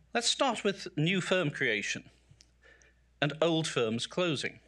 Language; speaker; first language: English; native; English